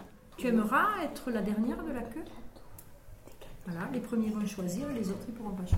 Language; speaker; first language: French; native; French